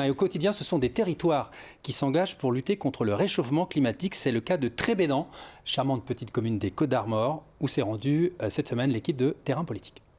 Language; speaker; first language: French; native; French